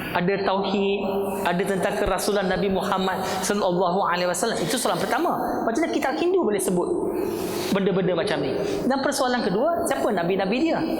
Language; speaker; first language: Malay; non-native, local second language; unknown